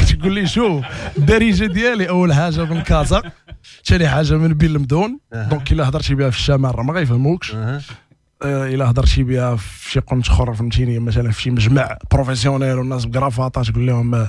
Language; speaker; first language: Arabic; native; Arabic